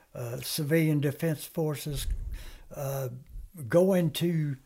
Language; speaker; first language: English; early bilingual, other home language; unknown